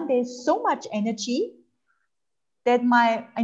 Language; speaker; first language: English; non-native, fluent; German